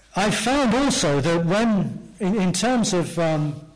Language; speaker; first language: English; native; English